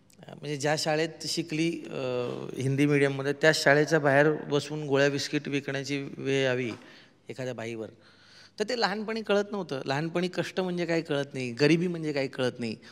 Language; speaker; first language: Marathi; non-native, local second language; Marwari